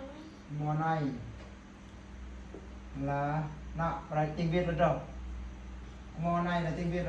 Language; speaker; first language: Vietnamese; non-native, local second language; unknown